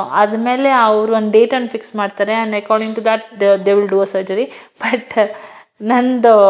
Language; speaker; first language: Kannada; non-native, local second language; Hindi